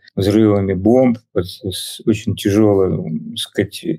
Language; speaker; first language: Russian; native; Russian